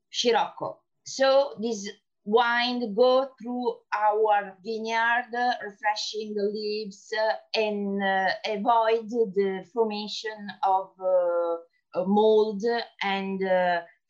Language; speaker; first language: English; non-native, fluent; Italian